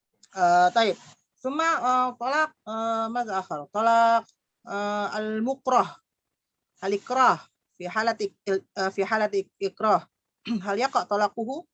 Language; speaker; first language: Arabic; non-native, fluent; Indonesian